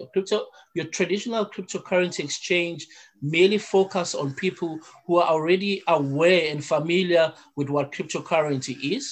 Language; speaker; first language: English; non-native, local second language; Zulu